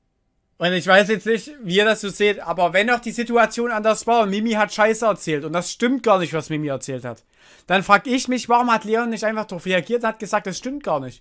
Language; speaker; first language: German; native; German